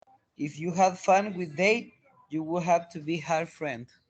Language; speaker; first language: English; non-native, learner; Spanish